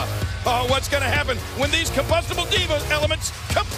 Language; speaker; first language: English; native; English